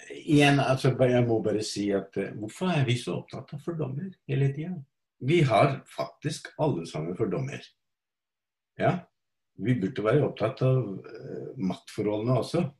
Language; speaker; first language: Norwegian; non-native, fluent; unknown